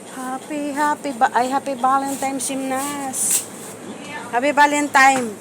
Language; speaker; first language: Filipino; non-native, local second language; Iloko